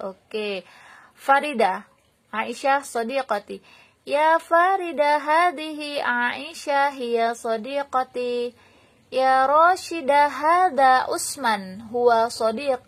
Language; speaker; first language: Arabic; non-native, fluent; Indonesian